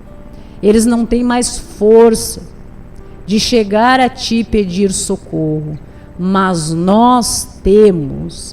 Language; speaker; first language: Portuguese; native; Portuguese